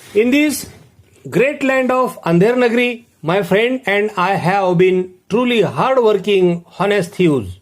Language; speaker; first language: English; non-native, local second language; Marathi